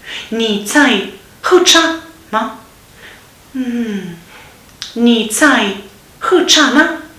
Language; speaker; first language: Chinese; non-native, learner; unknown